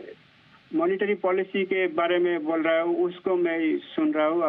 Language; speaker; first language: Hindi; non-native, local second language; Bangla